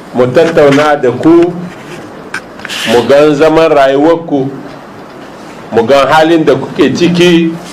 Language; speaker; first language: Hausa; non-native, local second language; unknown